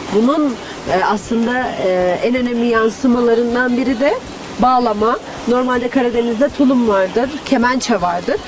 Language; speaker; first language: Turkish; native; Turkish